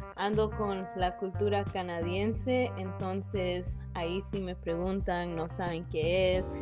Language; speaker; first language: Spanish; early bilingual, heritage; English